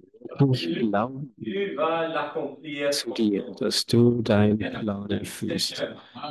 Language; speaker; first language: German; non-native, fluent; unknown